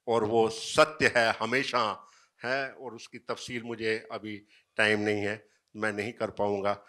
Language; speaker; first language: Hindi; native; Hindi